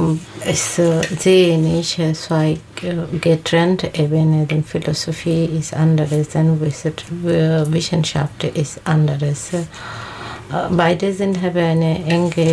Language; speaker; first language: German; non-native, learner; Bangla